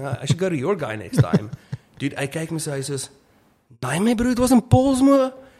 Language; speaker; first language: English; non-native, local second language; Afrikaans